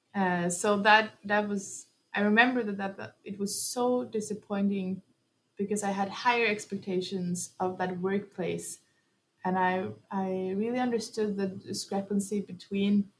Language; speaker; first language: English; early bilingual, heritage; Norwegian